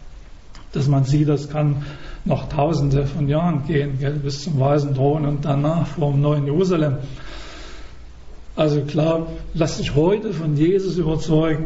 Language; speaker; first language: German; native; German